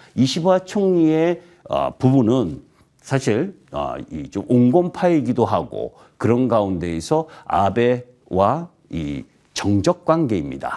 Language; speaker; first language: Korean; native; Korean